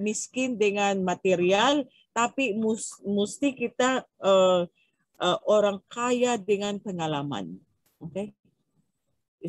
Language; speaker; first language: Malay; non-native, learner; Filipino